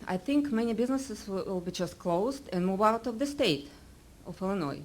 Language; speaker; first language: English; non-native, fluent; Russian